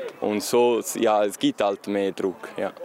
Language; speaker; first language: German; non-native, learner; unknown